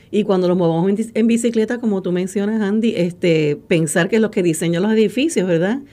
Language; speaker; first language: Spanish; native; Spanish